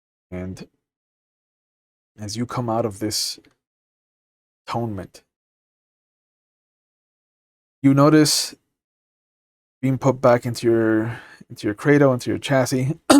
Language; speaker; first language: English; native; English